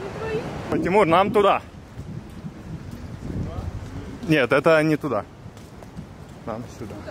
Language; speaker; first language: Russian; native; Russian